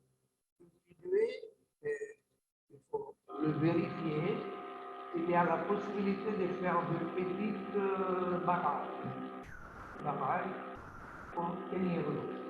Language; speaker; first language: French; non-native, learner; Italian